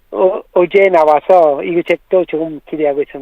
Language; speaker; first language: Korean; non-native, learner; Italian